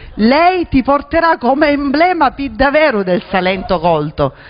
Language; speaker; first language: Italian; native; Italian